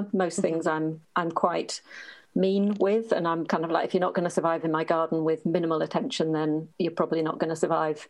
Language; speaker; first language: English; native; English